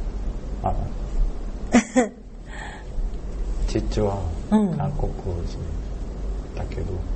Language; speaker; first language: Japanese; non-native, learner; Korean